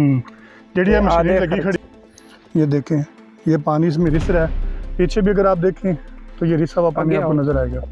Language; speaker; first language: Hindi; non-native, local second language; Punjabi